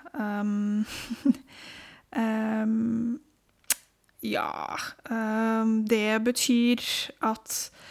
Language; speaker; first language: Norwegian; non-native, fluent; Spanish